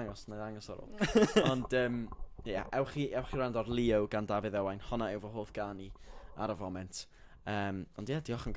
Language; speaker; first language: Welsh; native; Welsh